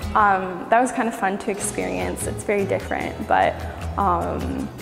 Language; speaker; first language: English; native; English